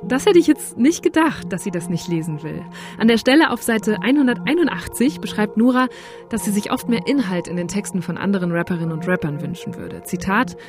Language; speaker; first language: German; native; German